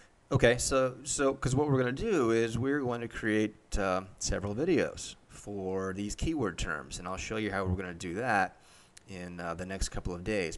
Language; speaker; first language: English; native; English